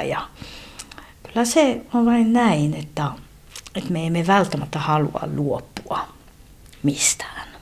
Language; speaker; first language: Finnish; non-native, fluent; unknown